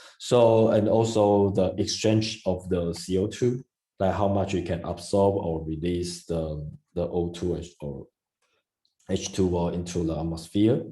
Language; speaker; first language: English; non-native, fluent; Chinese